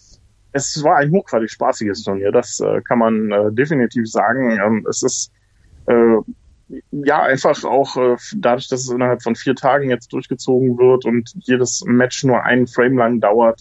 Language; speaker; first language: German; native; German